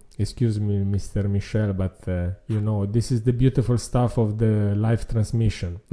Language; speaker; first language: English; non-native, fluent; Italian